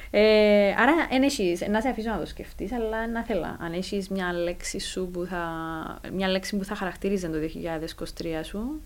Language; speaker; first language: Greek; native; Greek